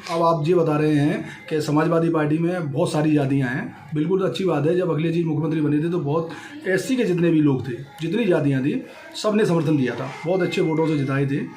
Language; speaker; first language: Hindi; native; Hindi